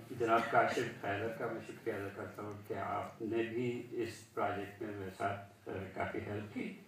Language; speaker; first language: Urdu; early bilingual, heritage; Urdu